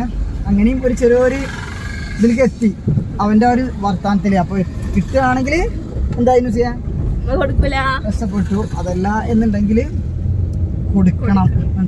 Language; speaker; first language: Malayalam; native; Malayalam